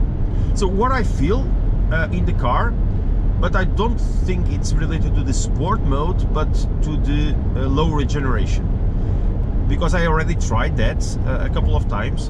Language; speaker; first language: English; non-native, fluent; Portuguese